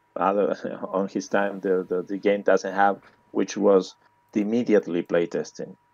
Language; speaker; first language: English; non-native, learner; Spanish